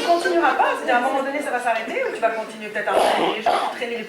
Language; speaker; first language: French; native; French